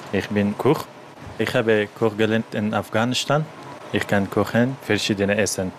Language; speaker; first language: German; non-native, learner; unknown